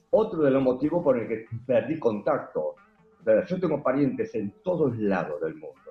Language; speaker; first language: Spanish; early bilingual, other home language; Korean